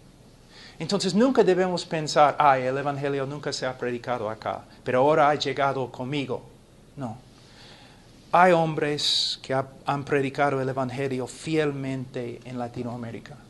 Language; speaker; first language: Spanish; non-native, fluent; English